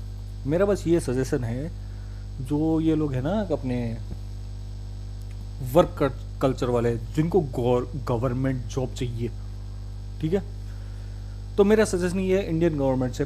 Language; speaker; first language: Hindi; native; Hindi